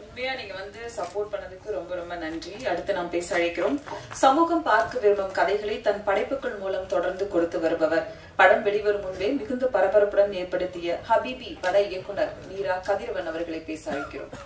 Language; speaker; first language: Tamil; native; Tamil